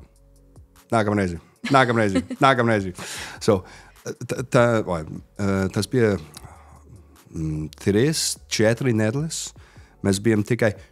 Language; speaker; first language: Latvian; non-native, learner; English